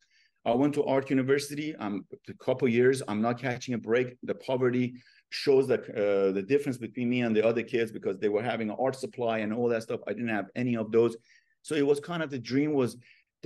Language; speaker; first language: English; non-native, fluent; Persian